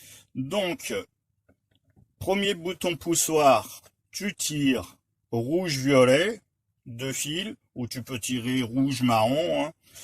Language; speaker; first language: French; native; French